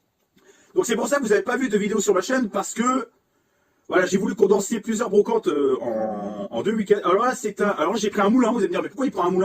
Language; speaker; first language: French; native; French